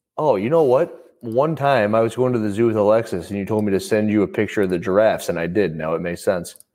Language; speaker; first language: English; native; English